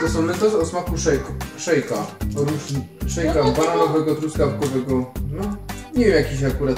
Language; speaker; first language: Polish; native; Polish